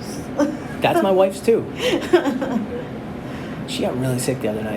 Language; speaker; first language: English; native; English